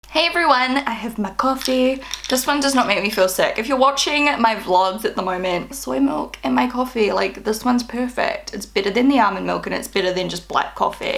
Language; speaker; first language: English; native; English